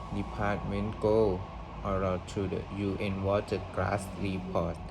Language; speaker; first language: English; non-native, learner; Thai